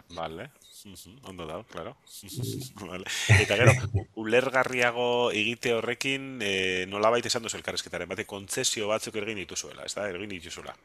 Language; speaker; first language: Basque; native; Basque